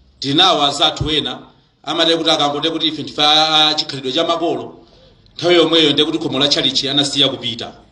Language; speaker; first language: Nyanja; native; Nyanja